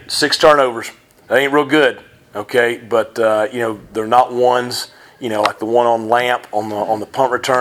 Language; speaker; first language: English; native; English